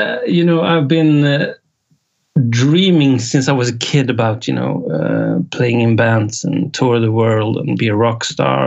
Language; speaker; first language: English; non-native, fluent; Swedish